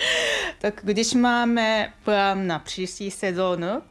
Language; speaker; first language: Czech; non-native, fluent; Japanese